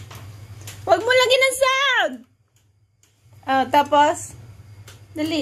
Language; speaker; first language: Filipino; native; Filipino